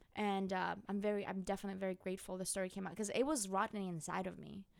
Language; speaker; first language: English; non-native, fluent; Russian